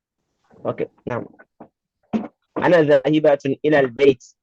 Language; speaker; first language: Arabic; non-native, learner; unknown